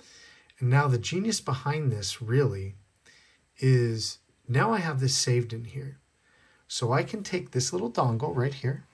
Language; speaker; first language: English; native; English